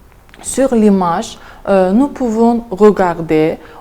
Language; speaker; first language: French; non-native, fluent; Azerbaijani